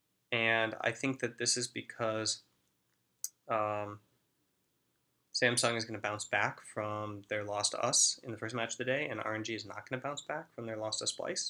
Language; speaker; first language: English; native; English